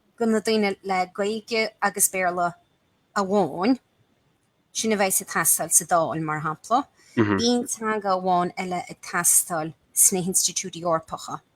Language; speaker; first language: Irish; native; Irish